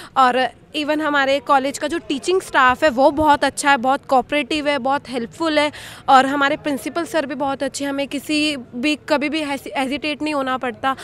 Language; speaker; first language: Hindi; native; Hindi